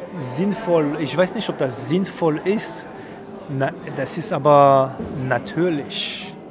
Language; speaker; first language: German; non-native, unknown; French